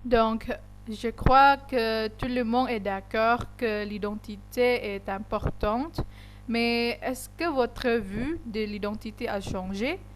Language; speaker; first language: French; non-native, learner; Indonesian